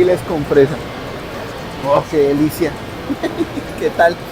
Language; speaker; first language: Spanish; native; Spanish